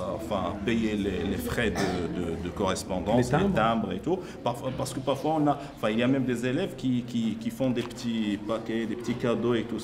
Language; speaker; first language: French; non-native, local second language; Arabic